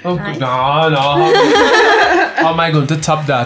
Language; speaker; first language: English; native; English